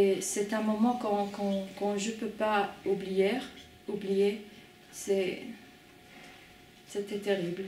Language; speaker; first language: French; non-native, fluent; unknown